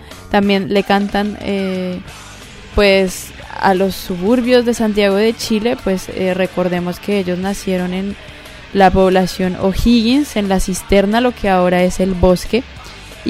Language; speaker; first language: Spanish; native; Spanish